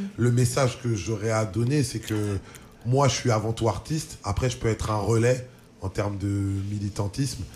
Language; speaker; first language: French; early bilingual, other home language; Lingala